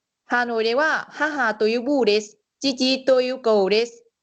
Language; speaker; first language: Japanese; non-native, learner; Vietnamese